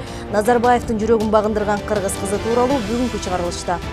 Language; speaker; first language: Kyrgyz; native; Kyrgyz